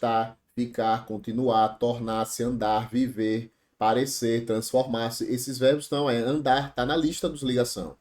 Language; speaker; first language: Portuguese; native; Portuguese